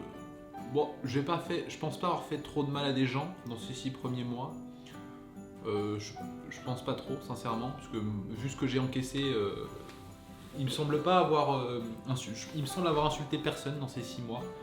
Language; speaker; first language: French; native; French